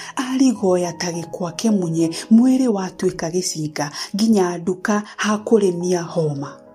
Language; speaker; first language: English; non-native, local second language; Kikuyu